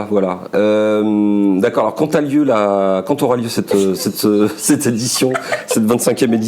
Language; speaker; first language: French; native; French